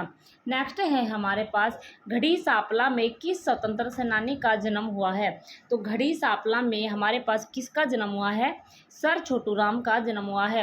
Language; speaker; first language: Hindi; native; Hindi